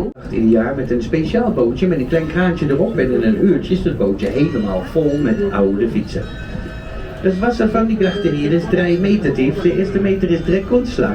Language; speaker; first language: Dutch; native; Dutch